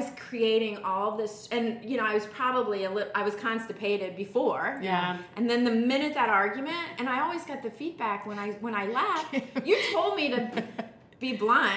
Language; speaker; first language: English; native; English